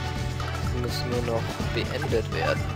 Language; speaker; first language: German; native; German